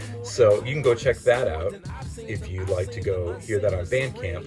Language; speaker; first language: English; native; English